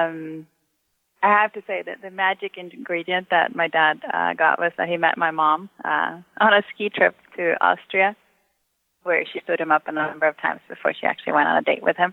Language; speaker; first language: English; non-native, fluent; Swedish